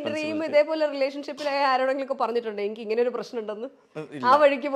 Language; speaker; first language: Malayalam; native; Malayalam